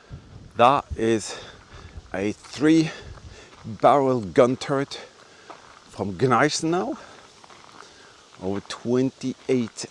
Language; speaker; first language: English; non-native, fluent; Norwegian